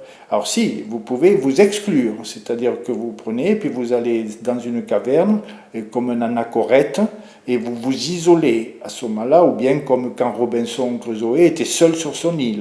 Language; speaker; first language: French; native; French